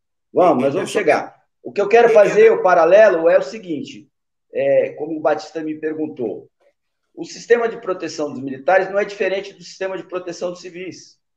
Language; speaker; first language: Portuguese; native; Portuguese